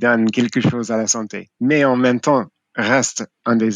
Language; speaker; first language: French; non-native, fluent; English